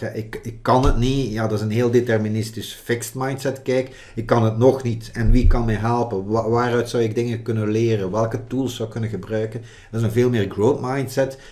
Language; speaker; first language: Dutch; native; Dutch